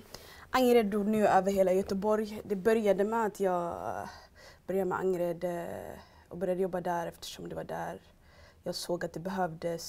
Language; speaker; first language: Swedish; early bilingual, other home language; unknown